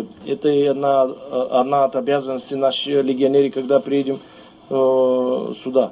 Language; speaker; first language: Russian; non-native, learner; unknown